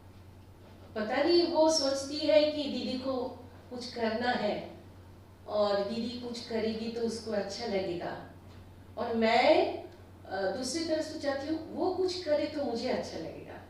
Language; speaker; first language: Hindi; non-native, local second language; Bangla